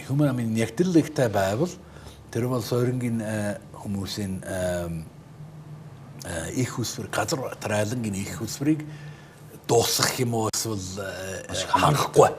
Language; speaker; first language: Mongolian; non-native, fluent; English